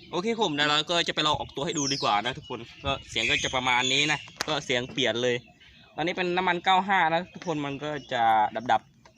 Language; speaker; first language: Thai; native; Thai